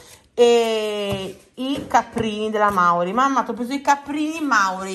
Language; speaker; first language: Italian; native; Italian